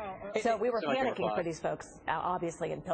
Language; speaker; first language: English; native; English